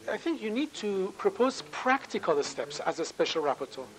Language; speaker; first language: English; non-native, fluent; Persian